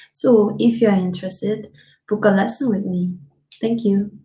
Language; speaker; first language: English; non-native, fluent; Korean